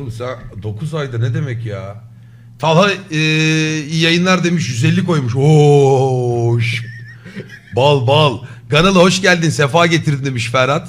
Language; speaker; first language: Turkish; native; Turkish